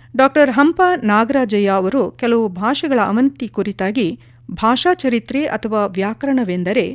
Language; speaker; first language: Kannada; non-native, local second language; Kodava